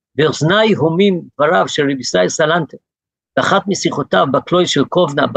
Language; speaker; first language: Hebrew; early bilingual, other home language; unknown